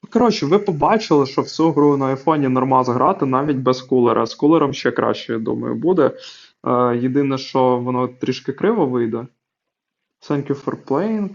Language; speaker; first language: Ukrainian; non-native, local second language; Russian